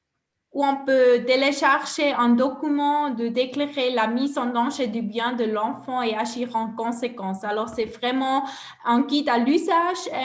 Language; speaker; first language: French; non-native, local second language; German